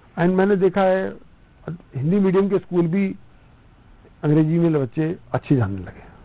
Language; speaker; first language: Hindi; non-native, local second language; Punjabi